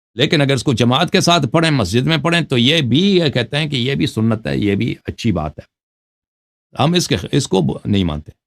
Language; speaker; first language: Urdu; non-native, fluent; Persian